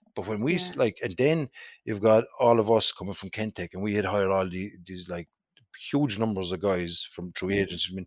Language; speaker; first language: English; native; English